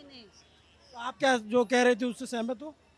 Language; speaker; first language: Hindi; native; Hindi